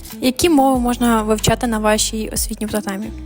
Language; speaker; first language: Ukrainian; native; Ukrainian